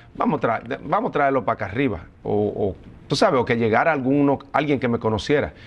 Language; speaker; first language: Spanish; native; Spanish